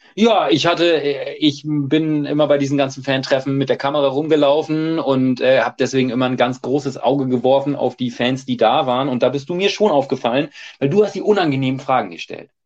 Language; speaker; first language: German; native; German